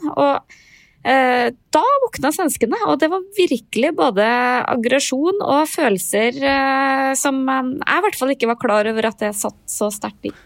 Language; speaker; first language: Norwegian; native; Norwegian